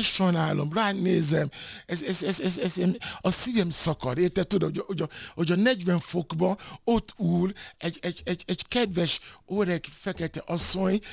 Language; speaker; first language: Hungarian; non-native, fluent; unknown